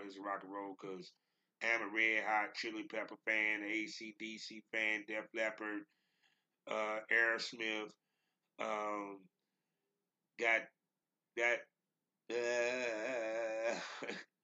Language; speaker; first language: English; native; English